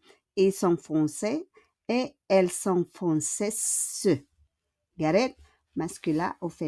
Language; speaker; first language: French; non-native, fluent; Filipino